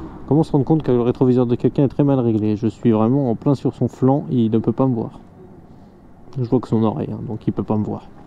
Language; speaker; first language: French; native; French